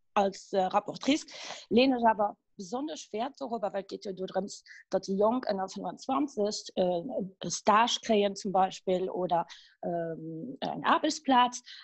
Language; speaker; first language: Luxembourgish; early bilingual, other home language; Kabuverdianu